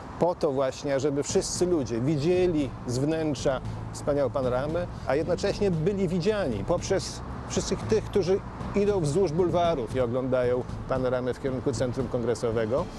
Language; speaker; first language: Polish; native; Polish